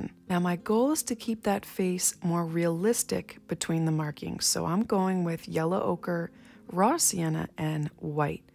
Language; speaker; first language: English; native; English